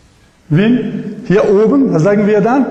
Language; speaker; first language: German; non-native, learner; Arabic